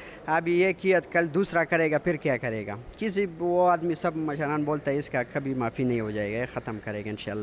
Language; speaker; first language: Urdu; non-native, local second language; Pashto